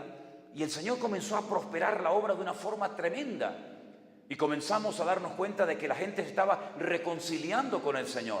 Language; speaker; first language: Spanish; native; Spanish